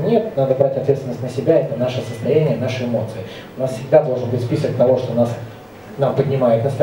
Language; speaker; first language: Russian; native; Russian